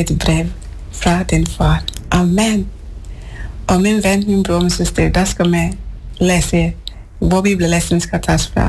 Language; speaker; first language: Norwegian; non-native, fluent; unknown